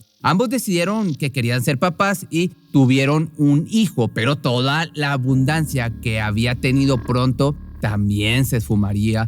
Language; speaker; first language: Spanish; native; Spanish